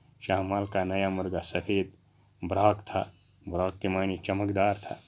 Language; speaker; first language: Urdu; non-native, local second language; Kashmiri